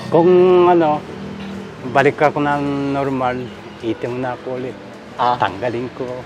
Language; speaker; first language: Filipino; non-native, learner; Japanese